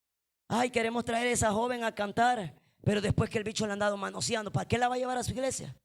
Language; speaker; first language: Spanish; native; Spanish